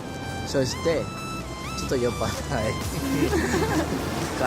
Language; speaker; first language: Japanese; non-native, learner; Spanish